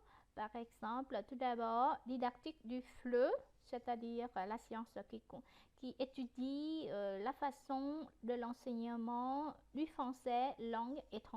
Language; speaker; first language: French; non-native, fluent; Vietnamese